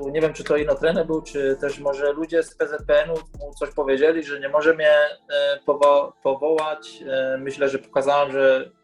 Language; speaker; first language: Polish; early bilingual, heritage; Polish